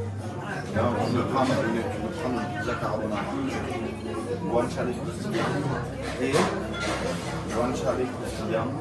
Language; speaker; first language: French; non-native, local second language; Armenian